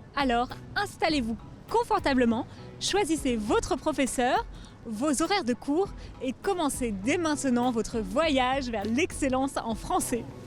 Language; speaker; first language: French; native; French